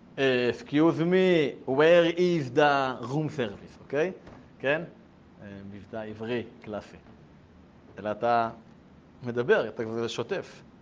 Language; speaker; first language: Hebrew; native; Hebrew